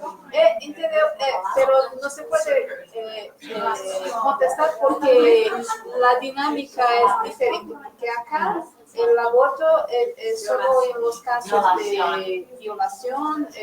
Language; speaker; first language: Spanish; non-native, learner; Portuguese